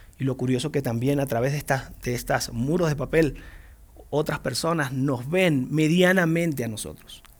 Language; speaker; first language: Spanish; native; Spanish